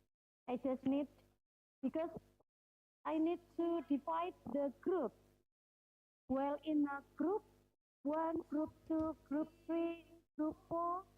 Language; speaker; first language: English; non-native, fluent; Indonesian